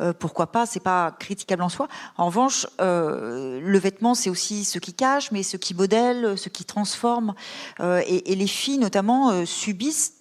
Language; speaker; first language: French; native; French